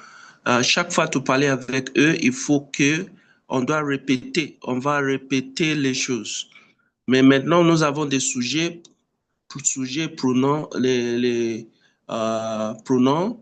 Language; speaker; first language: French; non-native, fluent; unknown